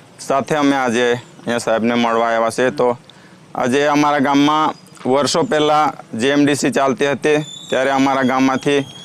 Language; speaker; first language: Gujarati; non-native, local second language; Bhili